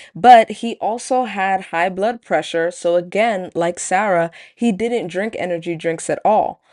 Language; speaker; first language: English; native; English